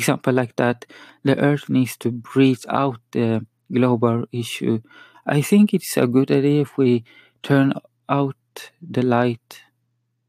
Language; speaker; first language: English; non-native, learner; Spanish